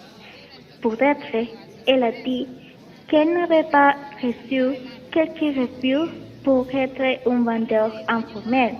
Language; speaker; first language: French; non-native, learner; Spanish